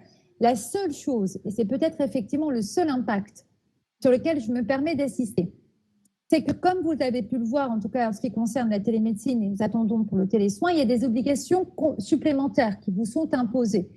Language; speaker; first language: French; native; French